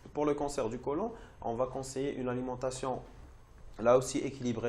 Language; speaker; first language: French; non-native, local second language; Arabic